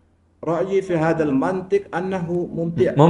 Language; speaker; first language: Arabic; non-native, learner; Indonesian